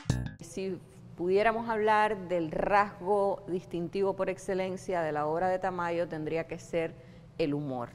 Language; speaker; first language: Spanish; native; Spanish